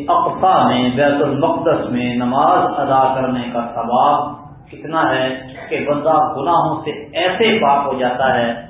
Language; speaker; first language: Urdu; non-native, local second language; Punjabi